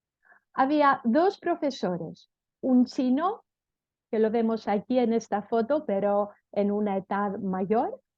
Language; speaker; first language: Spanish; non-native, fluent; Greek